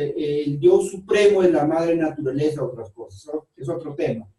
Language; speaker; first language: Spanish; non-native, local second language; Quechua